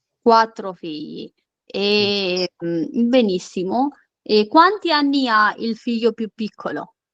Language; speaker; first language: Italian; non-native, fluent; Urdu